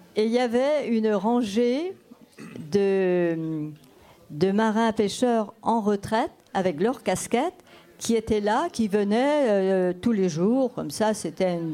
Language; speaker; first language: French; non-native, local second language; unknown